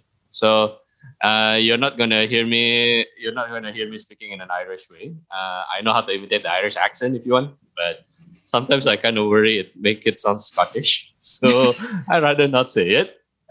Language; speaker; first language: English; early bilingual, other home language; Indonesian